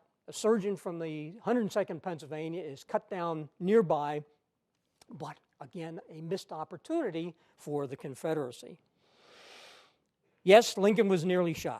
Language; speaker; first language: English; native; English